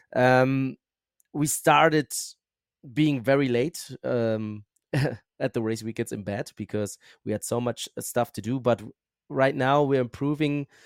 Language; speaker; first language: English; non-native, fluent; German